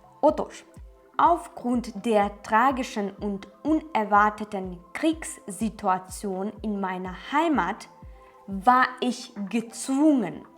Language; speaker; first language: German; non-native, fluent; Ukrainian